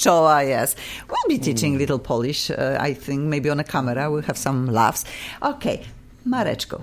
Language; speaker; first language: English; non-native, fluent; Polish